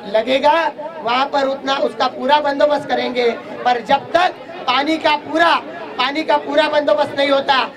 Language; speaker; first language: Hindi; non-native, local second language; Marathi